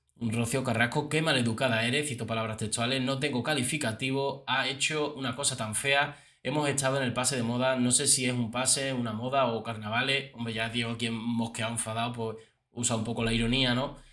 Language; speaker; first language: Spanish; native; Spanish